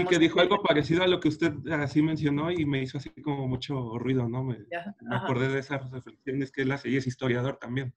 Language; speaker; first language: Spanish; native; Spanish